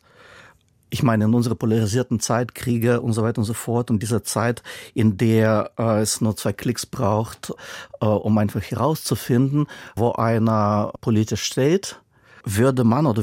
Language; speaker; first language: German; non-native, fluent; Russian